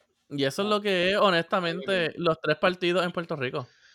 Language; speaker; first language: Spanish; native; Spanish